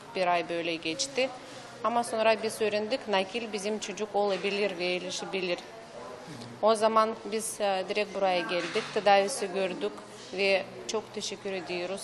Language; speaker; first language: Turkish; non-native, learner; Russian